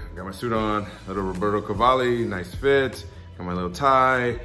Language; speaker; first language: English; native; English